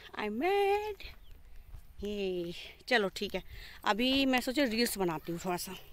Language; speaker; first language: Hindi; native; Hindi